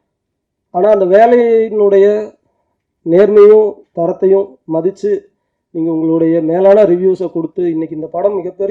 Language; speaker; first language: Tamil; native; Tamil